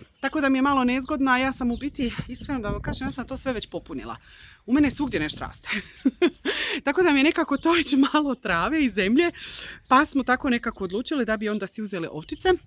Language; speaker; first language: Bosnian; early bilingual, heritage; Croatian